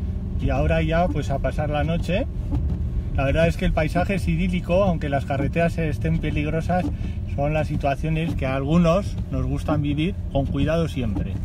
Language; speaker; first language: Spanish; native; Spanish